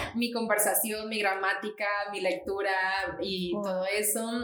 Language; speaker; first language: Spanish; native; Spanish